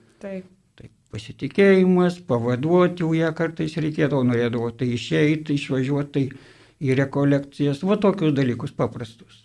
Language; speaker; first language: Lithuanian; native; Lithuanian